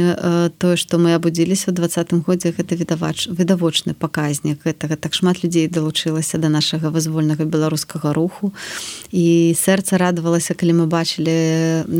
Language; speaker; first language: Belarusian; native; Belarusian